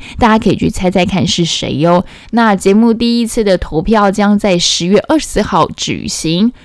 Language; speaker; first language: Chinese; non-native, fluent; Korean